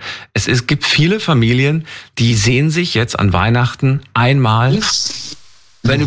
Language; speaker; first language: German; native; German